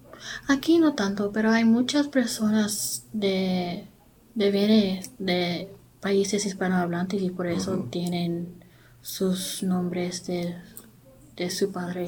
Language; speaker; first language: Spanish; non-native, learner; English